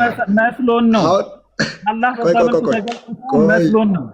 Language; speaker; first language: Amharic; native; Amharic